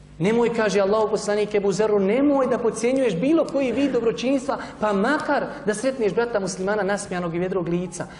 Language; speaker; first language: Bosnian; native; Bosnian